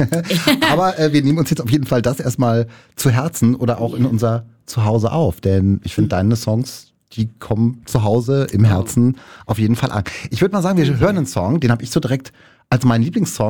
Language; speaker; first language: German; native; German